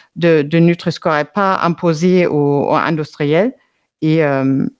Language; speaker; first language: French; non-native, fluent; German